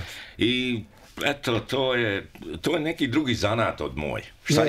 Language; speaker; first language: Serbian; early bilingual, heritage; English